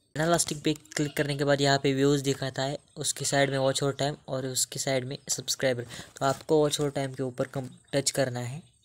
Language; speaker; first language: Hindi; non-native, local second language; Marathi